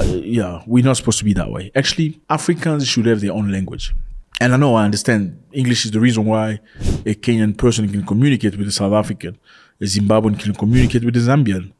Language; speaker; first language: English; non-native, fluent; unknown